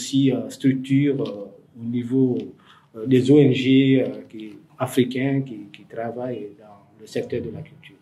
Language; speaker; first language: French; non-native, local second language; Fula